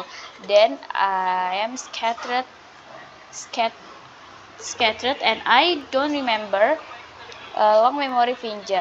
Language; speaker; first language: English; non-native, learner; Indonesian